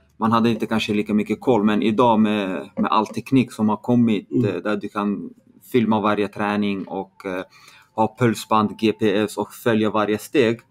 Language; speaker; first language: Swedish; early bilingual, other home language; Kurdish